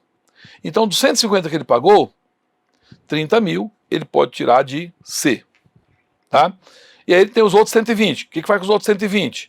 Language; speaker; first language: Portuguese; native; Portuguese